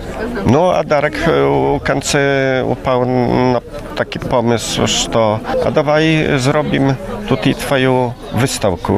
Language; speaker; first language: Polish; non-native, local second language; Belarusian